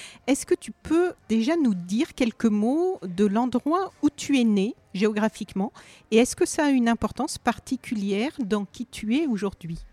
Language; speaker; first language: French; native; French